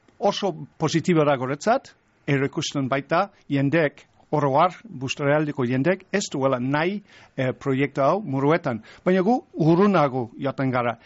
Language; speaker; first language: Basque; non-native, fluent; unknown